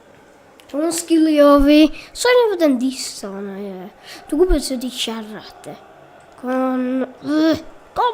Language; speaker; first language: Welsh; native; Welsh